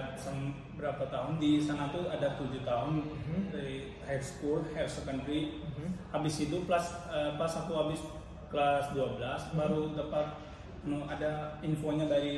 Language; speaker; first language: Indonesian; non-native, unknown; Malayalam